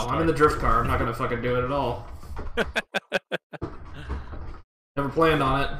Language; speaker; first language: English; native; English